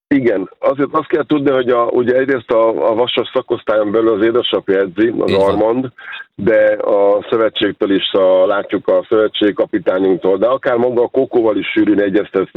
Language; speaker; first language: Hungarian; native; Hungarian